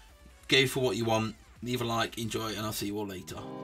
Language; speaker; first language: English; native; English